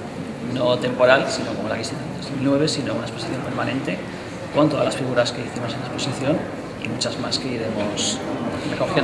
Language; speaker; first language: Spanish; native; Spanish